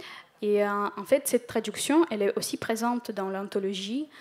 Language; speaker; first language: French; non-native, fluent; Ukrainian